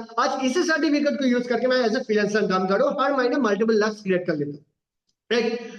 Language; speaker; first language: Hindi; non-native, local second language; Bangla